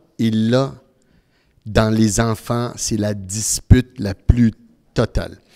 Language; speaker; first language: French; early bilingual, other home language; Italian